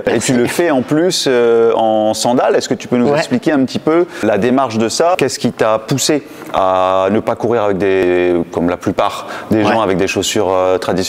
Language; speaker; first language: French; native; French